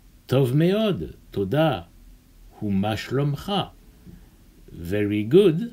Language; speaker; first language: Hebrew; non-native, fluent; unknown